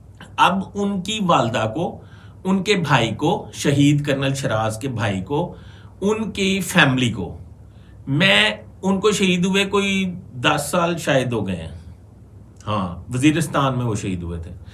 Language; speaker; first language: Urdu; native; Urdu